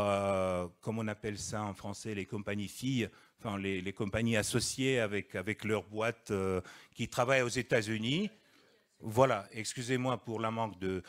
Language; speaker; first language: French; non-native, fluent; Russian